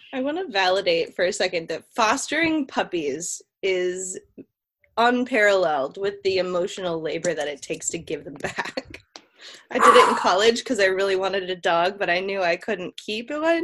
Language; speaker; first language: English; native; English